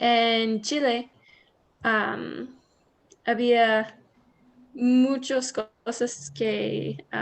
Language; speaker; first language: Spanish; non-native, learner; English